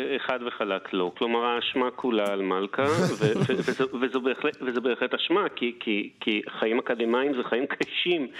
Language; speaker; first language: Hebrew; native; Hebrew